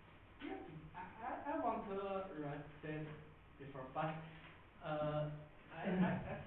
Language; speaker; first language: English; non-native, learner; Chinese